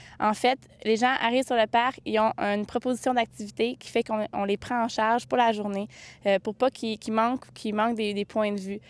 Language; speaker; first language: French; native; French